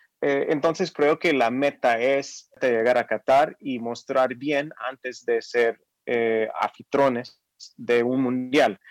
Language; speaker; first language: Spanish; non-native, fluent; English